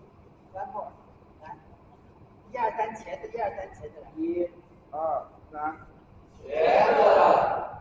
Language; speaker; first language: Chinese; native; Chinese